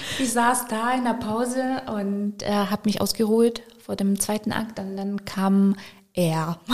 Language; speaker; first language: German; non-native, fluent; Russian